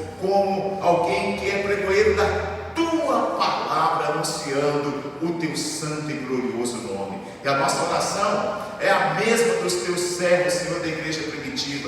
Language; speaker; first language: Portuguese; native; Portuguese